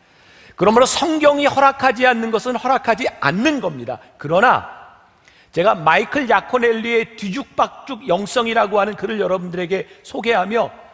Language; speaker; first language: Korean; native; Korean